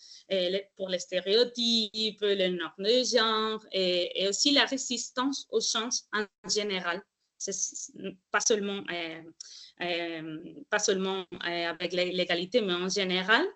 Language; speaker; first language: French; non-native, fluent; Spanish